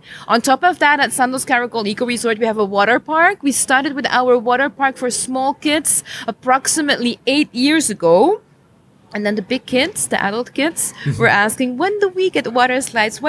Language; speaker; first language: English; non-native, fluent; Dutch